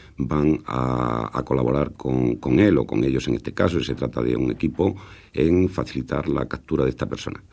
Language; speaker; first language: Spanish; native; Spanish